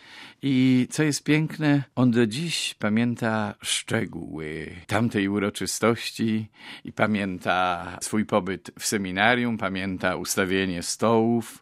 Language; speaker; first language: Polish; native; Polish